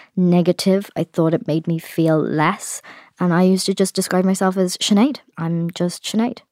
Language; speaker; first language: English; native; English